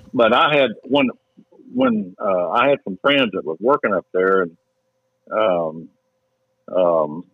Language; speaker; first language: English; native; English